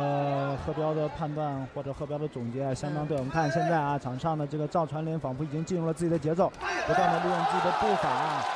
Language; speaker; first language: Chinese; native; Chinese